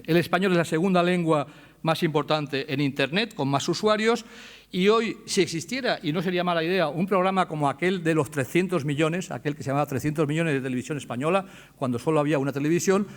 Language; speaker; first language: Spanish; native; Spanish